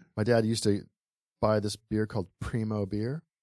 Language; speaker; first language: English; native; English